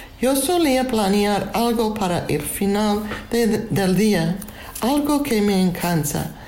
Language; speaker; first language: Spanish; non-native, learner; English